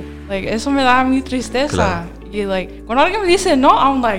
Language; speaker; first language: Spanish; early bilingual, heritage; Spanish